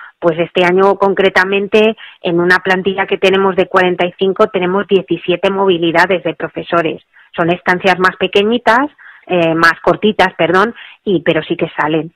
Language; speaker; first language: Spanish; native; Spanish